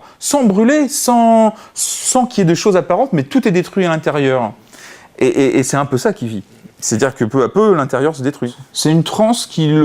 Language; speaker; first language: French; native; French